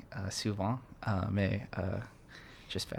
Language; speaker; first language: French; non-native, learner; English